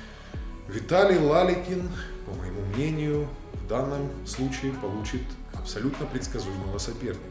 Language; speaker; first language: Russian; native; Russian